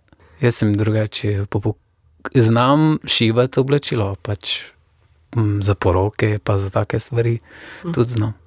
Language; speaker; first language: Slovenian; non-native, fluent; Persian